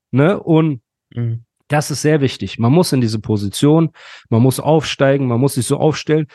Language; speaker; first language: German; early bilingual, other home language; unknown